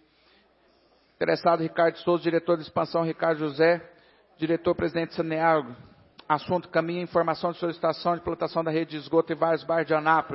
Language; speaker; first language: Portuguese; native; Portuguese